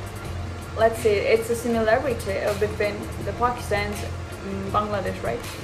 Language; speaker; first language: English; non-native, fluent; Urdu